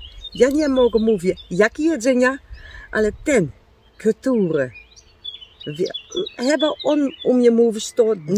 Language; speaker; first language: Polish; non-native, learner; Dutch